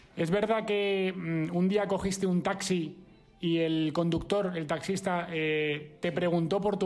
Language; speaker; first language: Spanish; native; Spanish